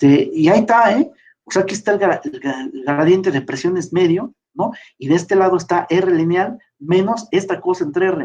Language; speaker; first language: Spanish; native; Spanish